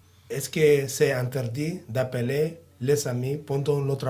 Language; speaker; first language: French; non-native, learner; Spanish